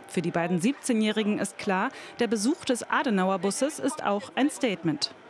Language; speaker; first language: German; native; German